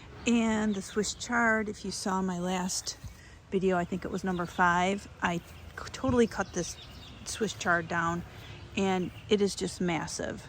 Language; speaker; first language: English; native; English